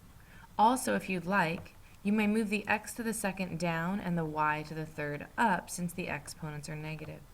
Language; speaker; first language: English; native; English